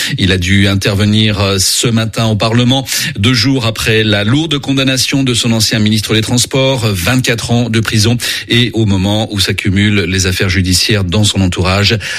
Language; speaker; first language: French; native; French